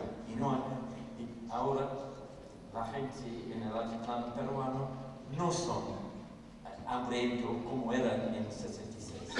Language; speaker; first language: Spanish; non-native, fluent; English